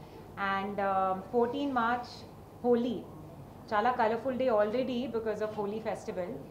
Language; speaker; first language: Telugu; non-native, learner; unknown